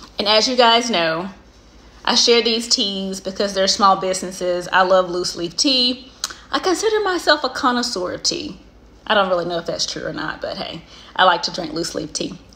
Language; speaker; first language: English; native; English